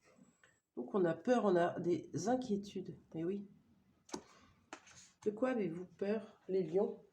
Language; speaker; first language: French; native; French